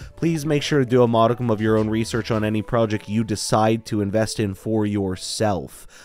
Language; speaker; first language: English; native; English